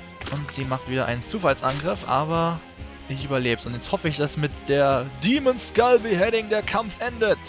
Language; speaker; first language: German; native; German